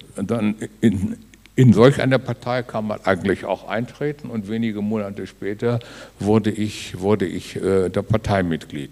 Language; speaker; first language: German; native; German